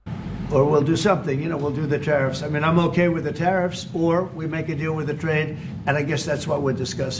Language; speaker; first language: English; native; English